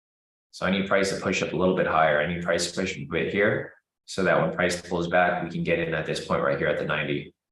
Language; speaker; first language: English; native; English